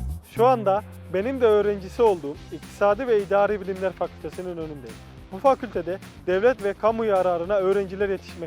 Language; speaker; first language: Turkish; native; Turkish